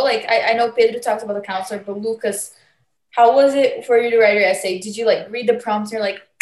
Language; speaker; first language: English; early bilingual, other home language; Portuguese